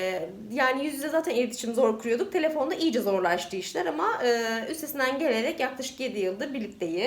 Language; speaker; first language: Turkish; native; Turkish